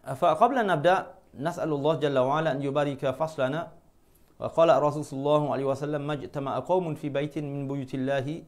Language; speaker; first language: Arabic; non-native, fluent; Malay